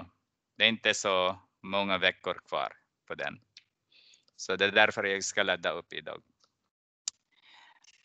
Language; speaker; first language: Swedish; non-native, fluent; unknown